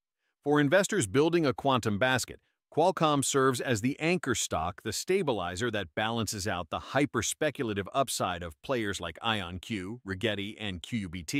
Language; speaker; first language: English; native; English